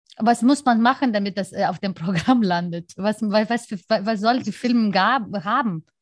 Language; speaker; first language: German; non-native, learner; Lithuanian